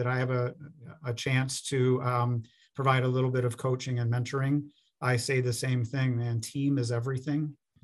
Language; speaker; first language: English; native; English